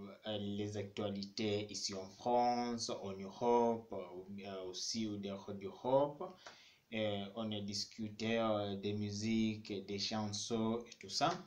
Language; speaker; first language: French; non-native, fluent; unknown